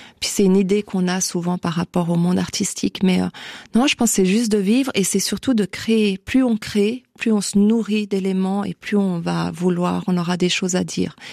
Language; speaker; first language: French; native; French